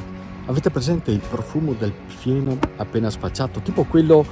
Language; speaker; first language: Italian; native; Italian